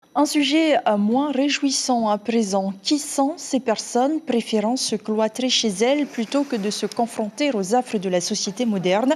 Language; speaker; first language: French; native; French